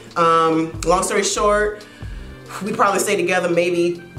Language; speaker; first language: English; native; English